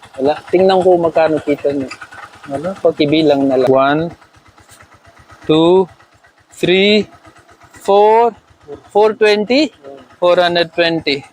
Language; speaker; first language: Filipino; non-native, learner; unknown